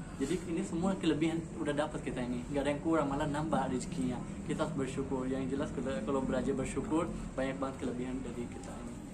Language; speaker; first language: Indonesian; non-native, fluent; Urdu